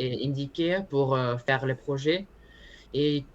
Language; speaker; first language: French; non-native, learner; Spanish